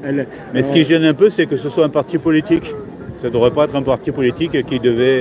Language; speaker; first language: French; native; French